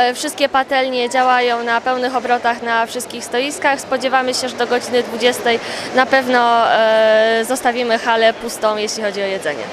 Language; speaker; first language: Polish; non-native, fluent; Chinese